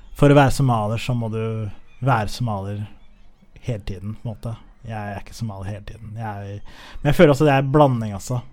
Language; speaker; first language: Norwegian; early bilingual, other home language; Somali